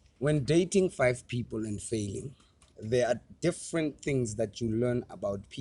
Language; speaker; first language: English; non-native, local second language; Tswana